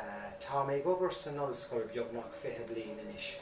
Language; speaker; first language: Irish; non-native, local second language; English